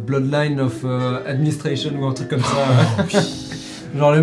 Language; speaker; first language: French; native; French